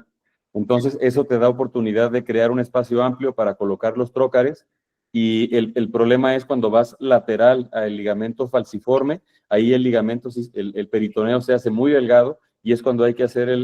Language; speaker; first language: Spanish; native; Spanish